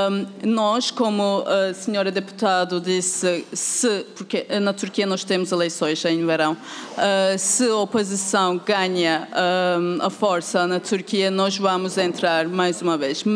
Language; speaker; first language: Portuguese; non-native, fluent; Turkish